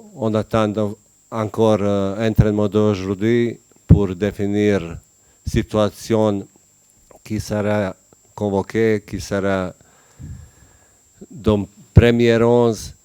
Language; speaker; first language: French; non-native, learner; Bosnian